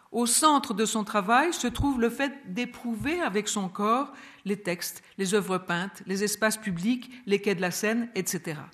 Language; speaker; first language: French; native; French